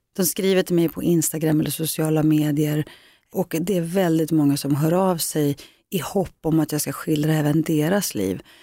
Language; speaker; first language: Swedish; early bilingual, other home language; Greek